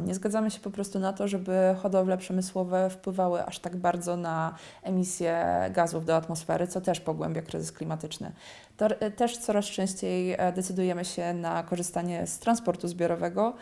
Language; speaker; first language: Polish; native; Polish